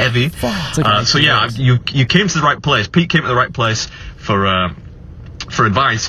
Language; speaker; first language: English; native; English